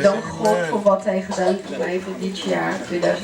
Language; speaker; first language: Dutch; non-native, fluent; Lingala